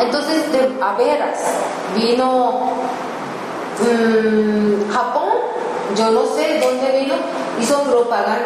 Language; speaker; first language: Spanish; non-native, learner; Japanese